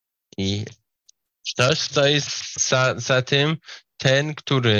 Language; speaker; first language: Polish; non-native, learner; Slovak